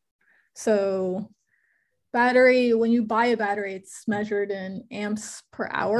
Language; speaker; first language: English; native; English